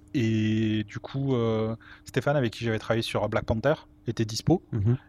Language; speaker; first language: French; native; French